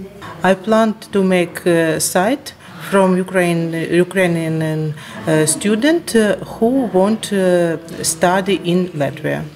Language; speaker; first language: English; non-native, learner; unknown